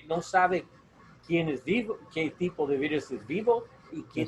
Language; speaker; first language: Spanish; non-native, learner; English